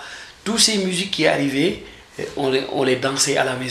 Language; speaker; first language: French; non-native, local second language; Wolof